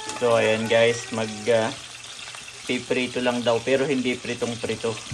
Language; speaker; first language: Filipino; native; Filipino